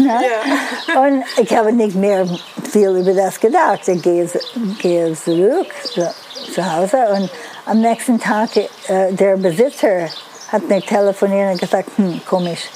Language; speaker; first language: German; non-native, learner; Dutch